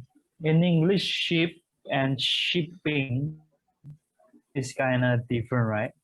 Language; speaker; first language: English; non-native, learner; Indonesian